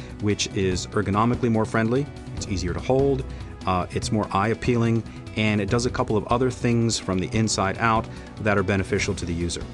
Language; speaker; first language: English; native; English